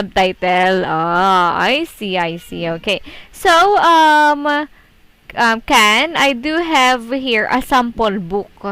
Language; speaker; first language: English; non-native, local second language; Filipino